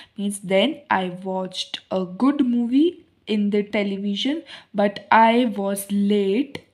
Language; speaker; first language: English; non-native, local second language; Hindi